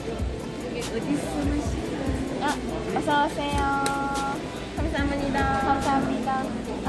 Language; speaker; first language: Korean; non-native, learner; Japanese